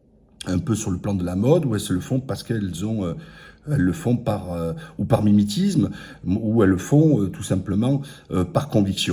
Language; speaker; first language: French; native; French